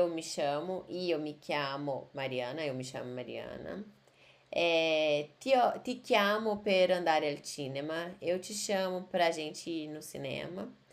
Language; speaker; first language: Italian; non-native, fluent; Portuguese